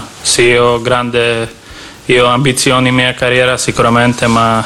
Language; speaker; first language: Italian; non-native, learner; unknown